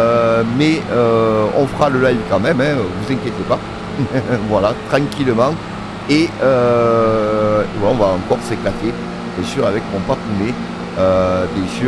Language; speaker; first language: French; native; French